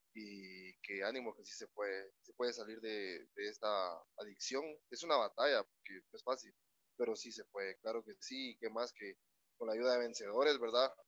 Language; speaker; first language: Spanish; native; Spanish